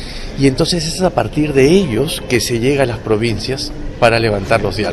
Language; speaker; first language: Spanish; native; Spanish